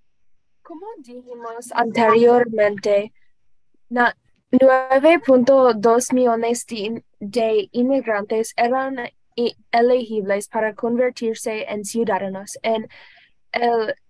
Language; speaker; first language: Spanish; non-native, learner; English